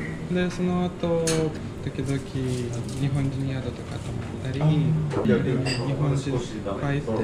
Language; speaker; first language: Japanese; non-native, fluent; Latvian